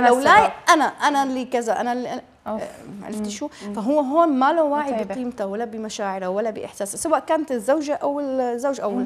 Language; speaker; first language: Arabic; native; Arabic